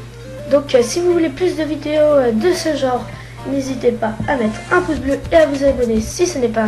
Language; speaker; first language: French; native; French